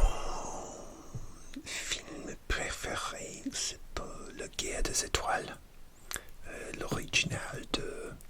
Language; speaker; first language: French; non-native, learner; English